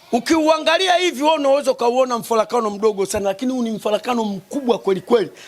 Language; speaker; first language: Swahili; native; Swahili